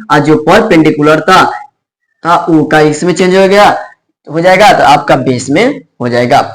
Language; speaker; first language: Hindi; native; Hindi